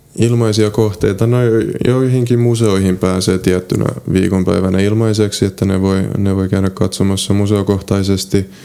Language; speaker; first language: Finnish; early bilingual, other home language; Polish